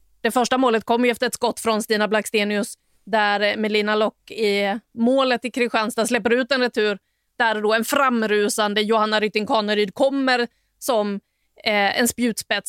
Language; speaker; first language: Swedish; native; Swedish